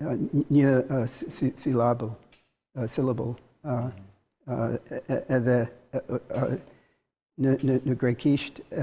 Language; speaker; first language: Albanian; non-native, learner; English